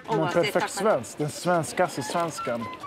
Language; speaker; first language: Swedish; early bilingual, other home language; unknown